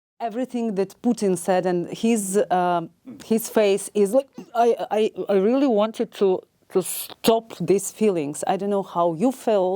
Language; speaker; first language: English; non-native, learner; Ukrainian